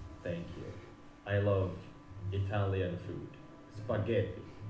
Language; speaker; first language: English; non-native, fluent; Indonesian